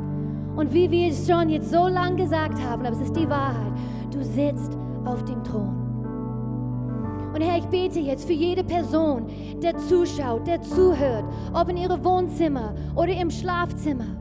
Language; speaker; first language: German; non-native, fluent; English